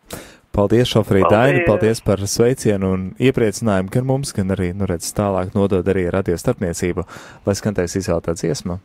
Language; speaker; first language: Latvian; native; Latvian